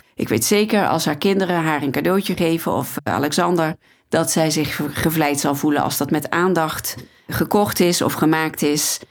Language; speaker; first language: Dutch; native; Dutch